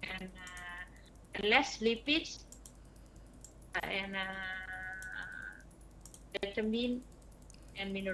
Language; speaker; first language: English; non-native, learner; Vietnamese